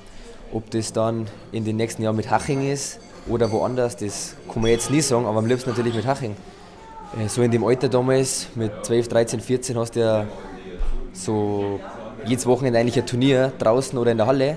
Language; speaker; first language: German; native; German